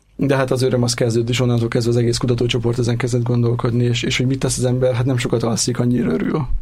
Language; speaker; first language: Hungarian; native; Hungarian